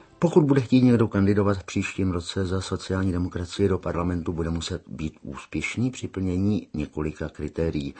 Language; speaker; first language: Czech; native; Czech